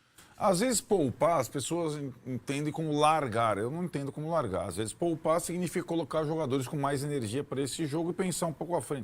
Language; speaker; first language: Portuguese; native; Portuguese